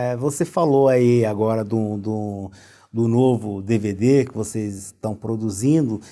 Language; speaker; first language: Portuguese; native; Portuguese